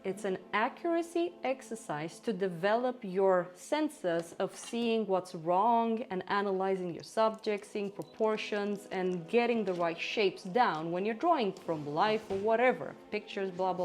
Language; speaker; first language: English; non-native, fluent; Romanian